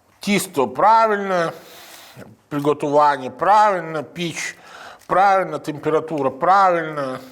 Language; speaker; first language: Ukrainian; non-native, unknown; Italian